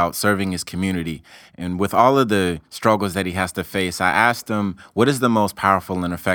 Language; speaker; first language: English; native; English